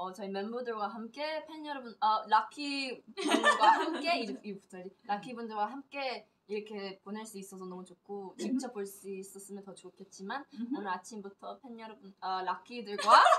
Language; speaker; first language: Korean; early bilingual, heritage; Korean